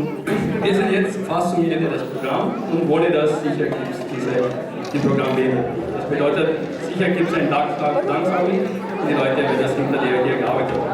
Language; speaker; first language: German; non-native, learner; Tamil